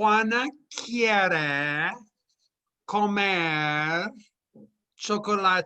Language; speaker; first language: Spanish; non-native, fluent; English